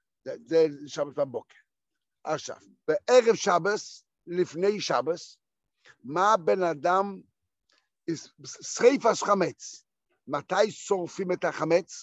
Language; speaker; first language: Hebrew; non-native, fluent; Yiddish